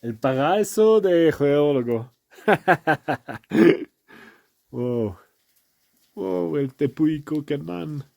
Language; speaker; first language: Spanish; non-native, learner; French